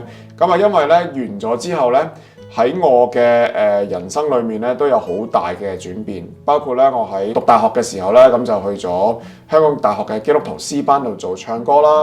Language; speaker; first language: Cantonese; native; Cantonese